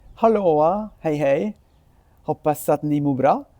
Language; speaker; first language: Swedish; non-native, learner; Sinhala